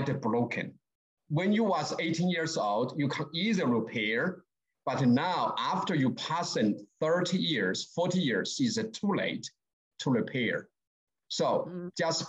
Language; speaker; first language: English; non-native, learner; Chinese